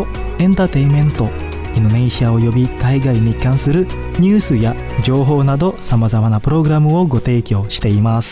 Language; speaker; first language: Japanese; non-native, fluent; Indonesian